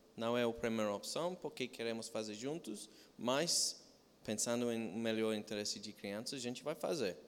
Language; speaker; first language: Portuguese; non-native, fluent; English